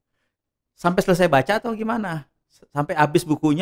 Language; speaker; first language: Indonesian; native; Indonesian